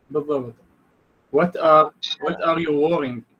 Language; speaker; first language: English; non-native, learner; Arabic